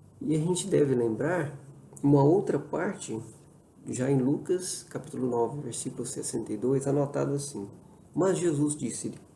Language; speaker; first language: Portuguese; native; Portuguese